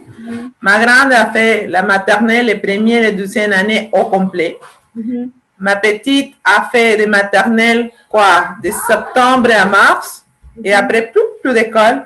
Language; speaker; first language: French; non-native, fluent; Spanish